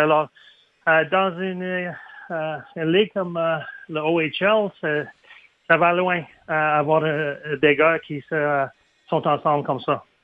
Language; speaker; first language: French; non-native, learner; English